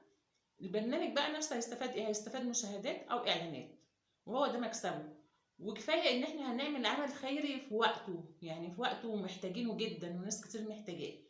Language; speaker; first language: Arabic; native; Arabic